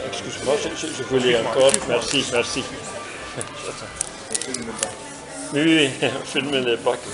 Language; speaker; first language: French; non-native, local second language; Dutch